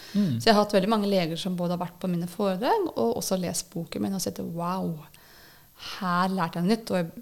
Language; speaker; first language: Norwegian; native; Norwegian